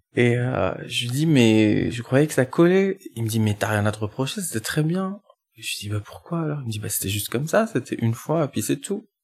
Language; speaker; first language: French; non-native, local second language; Arabic